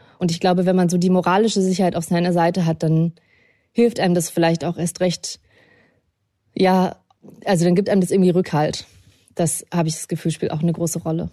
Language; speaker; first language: German; early bilingual, other home language; Russian